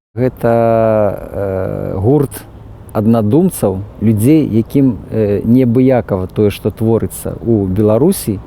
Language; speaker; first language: Belarusian; native; Belarusian